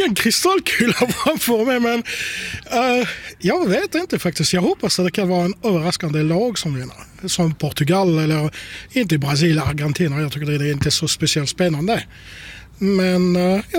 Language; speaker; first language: Swedish; non-native, fluent; French